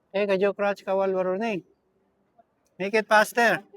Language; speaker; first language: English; non-native, local second language; Filipino